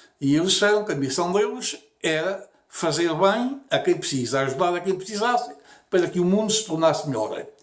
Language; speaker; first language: Portuguese; native; Portuguese